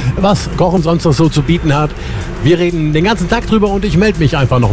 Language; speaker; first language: German; native; German